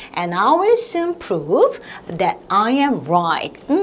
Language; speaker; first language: English; non-native, fluent; Korean